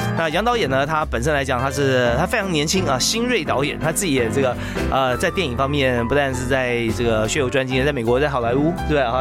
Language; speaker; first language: Chinese; native; Chinese